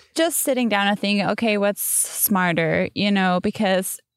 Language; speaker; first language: English; non-native, fluent; Danish